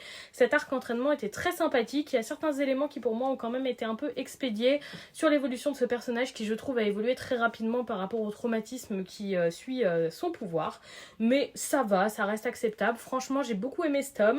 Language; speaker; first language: French; native; French